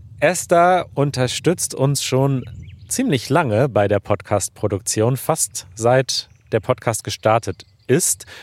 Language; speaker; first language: German; native; German